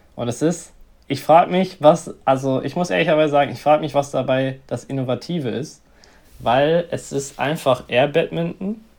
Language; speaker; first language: German; native; German